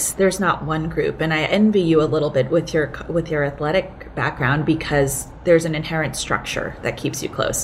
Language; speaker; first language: English; early bilingual, other home language; Cantonese